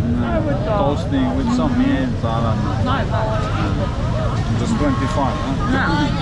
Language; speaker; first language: English; non-native, fluent; Polish